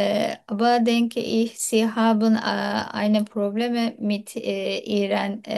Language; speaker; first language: German; non-native, learner; Turkish